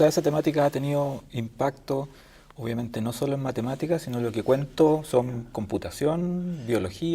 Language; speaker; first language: Spanish; native; Spanish